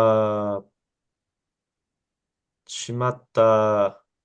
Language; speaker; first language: Japanese; non-native, learner; English